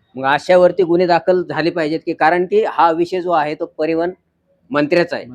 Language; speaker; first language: Marathi; native; Marathi